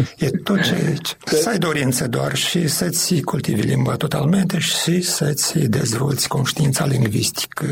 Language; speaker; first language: Romanian; native; Romanian